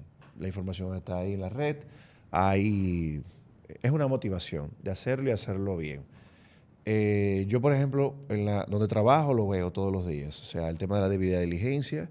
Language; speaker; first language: Spanish; native; Spanish